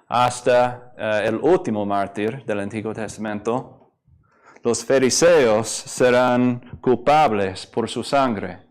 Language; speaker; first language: Spanish; non-native, fluent; English